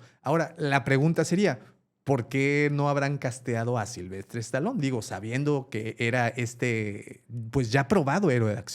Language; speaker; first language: Spanish; native; Spanish